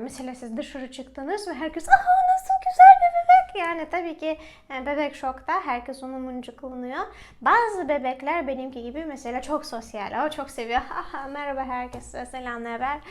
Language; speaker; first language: Turkish; non-native, fluent; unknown